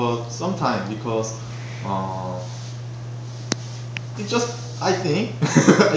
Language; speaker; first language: English; non-native, learner; Korean